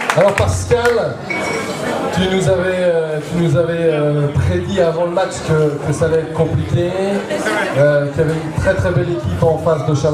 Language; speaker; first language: French; native; French